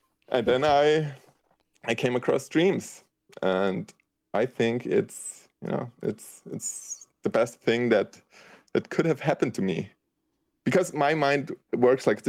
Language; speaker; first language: English; non-native, fluent; German